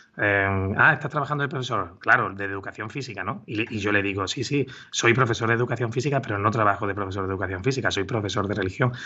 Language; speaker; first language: Spanish; native; Spanish